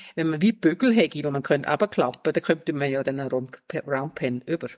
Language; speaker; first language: German; non-native, fluent; Danish